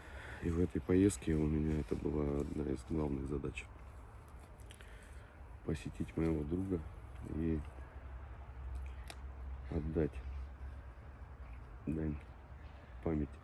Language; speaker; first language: Russian; native; Russian